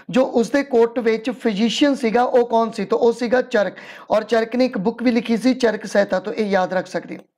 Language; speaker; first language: Hindi; non-native, local second language; Punjabi